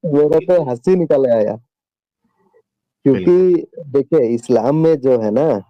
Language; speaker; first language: Hindi; non-native, local second language; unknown